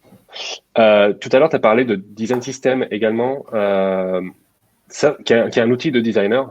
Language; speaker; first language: French; native; French